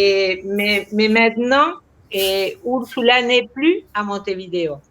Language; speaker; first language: French; non-native, fluent; Spanish